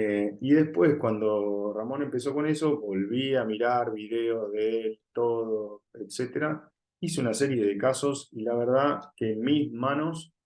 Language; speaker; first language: Spanish; native; Spanish